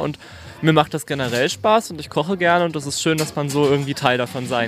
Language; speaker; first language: German; native; German